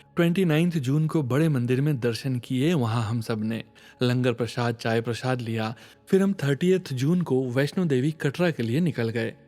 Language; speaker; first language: Hindi; native; Hindi